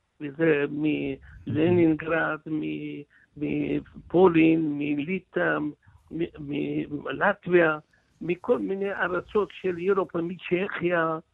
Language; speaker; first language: Hebrew; non-native, local second language; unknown